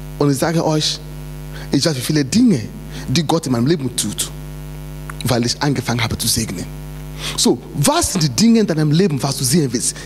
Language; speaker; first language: German; non-native, fluent; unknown